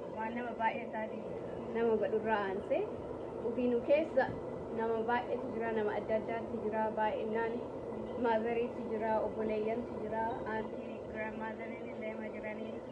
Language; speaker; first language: Oromo; early bilingual, heritage; Oromo